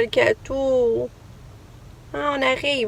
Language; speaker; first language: French; native; French